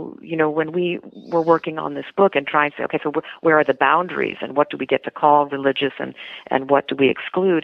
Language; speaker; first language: English; native; English